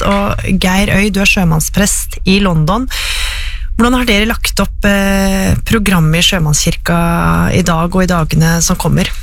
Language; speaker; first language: Norwegian; native; Norwegian